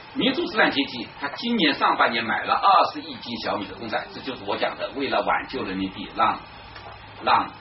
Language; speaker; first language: Chinese; native; Chinese